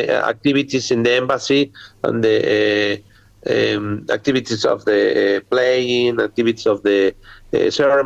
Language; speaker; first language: English; non-native, learner; Spanish